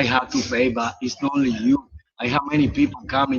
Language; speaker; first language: English; non-native, learner; Spanish